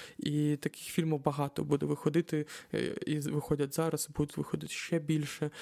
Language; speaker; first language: Ukrainian; native; Ukrainian